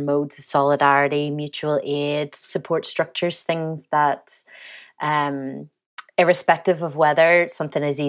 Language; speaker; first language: English; native; English